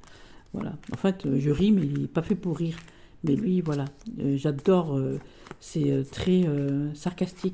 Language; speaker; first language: French; native; French